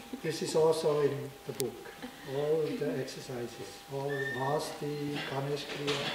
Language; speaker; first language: English; non-native, learner; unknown